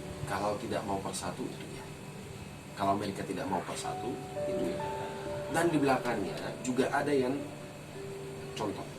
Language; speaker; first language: Indonesian; non-native, fluent; Arabic